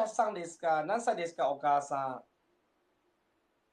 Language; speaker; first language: Japanese; non-native, fluent; Malay